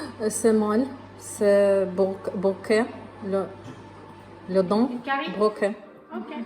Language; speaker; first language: French; non-native, learner; Ukrainian